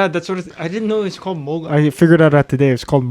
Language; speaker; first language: English; native; English